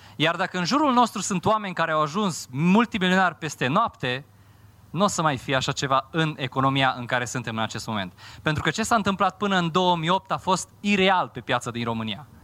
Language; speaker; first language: Romanian; non-native, fluent; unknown